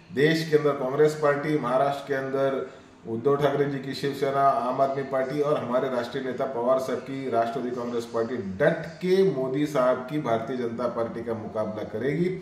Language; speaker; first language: Hindi; non-native, local second language; Marathi